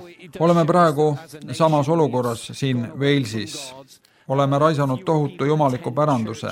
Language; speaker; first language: Estonian; native; Estonian